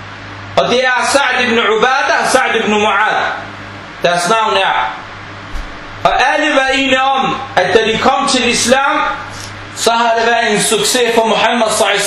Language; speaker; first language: Danish; non-native, fluent; Arabic